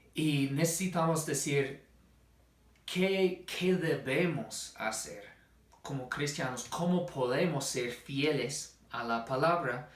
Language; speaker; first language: Spanish; non-native, fluent; English